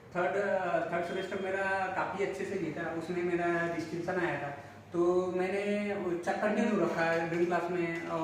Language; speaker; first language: Hindi; native; Hindi